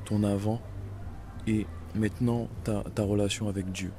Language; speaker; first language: French; native; French